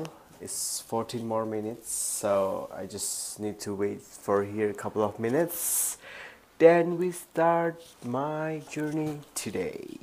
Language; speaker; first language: English; non-native, learner; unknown